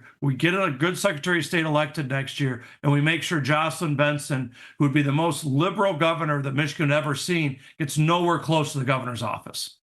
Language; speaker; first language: English; native; English